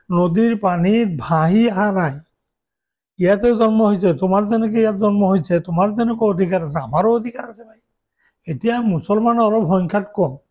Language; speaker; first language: Assamese; non-native, local second language; Bangla